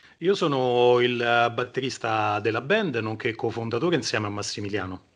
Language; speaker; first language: Italian; native; Italian